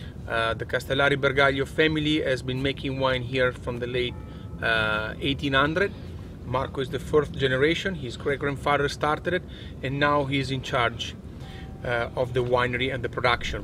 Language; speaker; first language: English; non-native, fluent; Italian